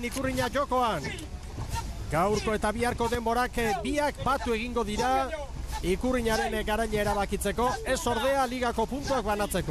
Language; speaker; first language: Basque; native; Basque